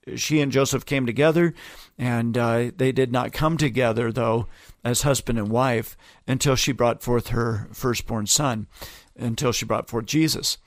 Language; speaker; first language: English; native; English